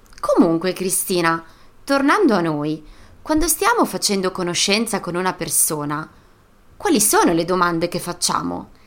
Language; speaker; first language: Italian; native; Italian